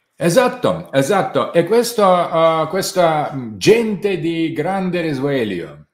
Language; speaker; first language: Italian; non-native, fluent; Russian